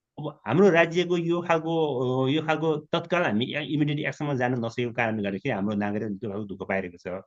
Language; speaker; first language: Nepali; non-native, local second language; Sherpa